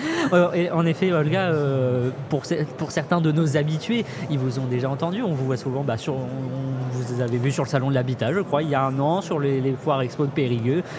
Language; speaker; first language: French; native; French